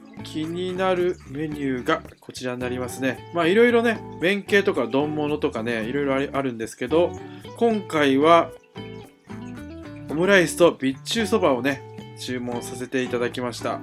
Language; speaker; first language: Japanese; native; Japanese